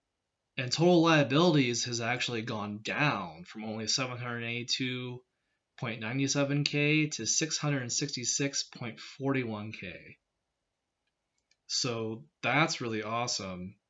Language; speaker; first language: English; native; English